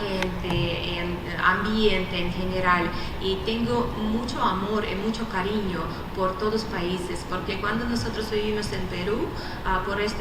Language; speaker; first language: Spanish; non-native, fluent; Russian